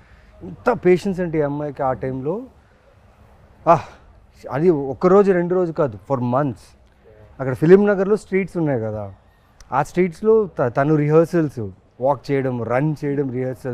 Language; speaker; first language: Telugu; native; Telugu